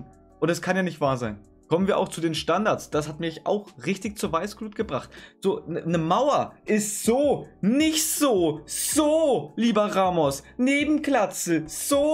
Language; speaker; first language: German; native; German